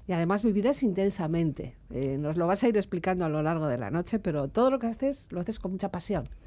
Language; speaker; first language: Spanish; native; Spanish